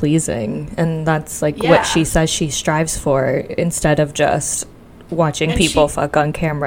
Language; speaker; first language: English; native; English